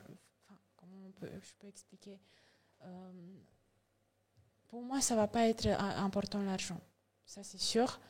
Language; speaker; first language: French; non-native, learner; Romanian